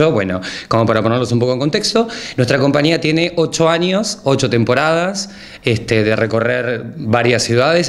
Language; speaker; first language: Spanish; native; Spanish